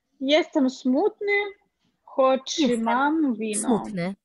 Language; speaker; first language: Polish; non-native, learner; Russian